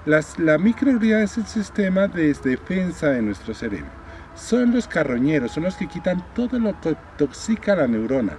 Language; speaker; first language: Spanish; native; Spanish